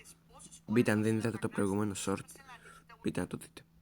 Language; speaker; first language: Greek; native; Greek